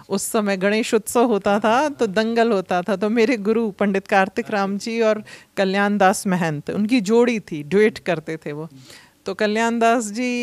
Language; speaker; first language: Hindi; native; Hindi